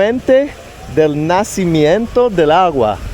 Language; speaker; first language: Spanish; non-native, learner; English